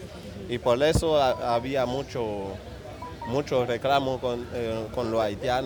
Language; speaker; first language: Spanish; non-native, learner; Haitian Creole